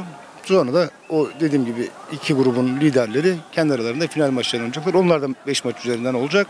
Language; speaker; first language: Turkish; native; Turkish